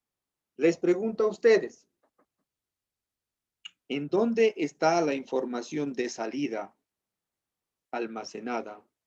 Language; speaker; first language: Spanish; native; Spanish